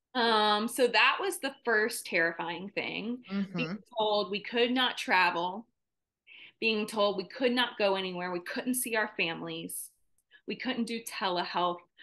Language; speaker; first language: English; native; English